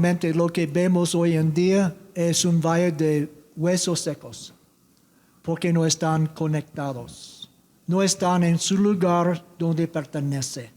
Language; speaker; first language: Spanish; non-native, learner; English